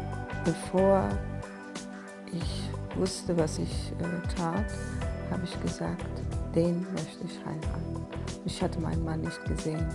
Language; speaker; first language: German; non-native, fluent; Persian